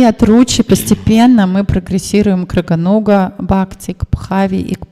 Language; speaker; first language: Russian; native; Russian